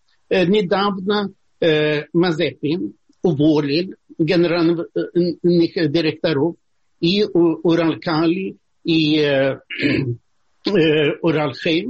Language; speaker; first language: Russian; non-native, fluent; Swedish